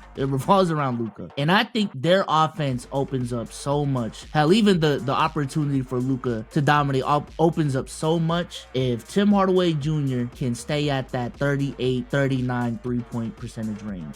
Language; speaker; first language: English; native; English